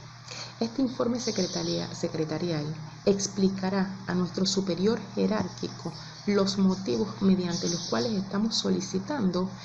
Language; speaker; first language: Spanish; native; Spanish